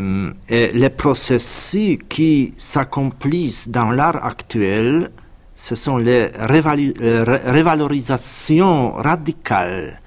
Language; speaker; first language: French; non-native, fluent; Polish